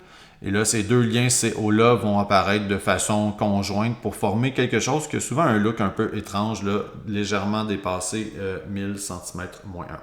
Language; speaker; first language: French; native; French